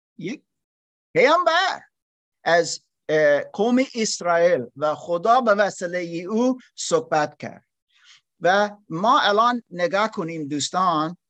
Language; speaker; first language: Persian; non-native, learner; German